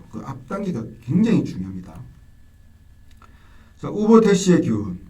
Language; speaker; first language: Korean; native; Korean